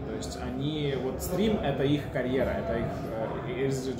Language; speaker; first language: Russian; native; Russian